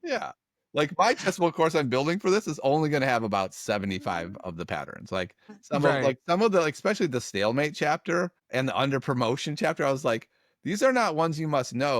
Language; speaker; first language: English; native; English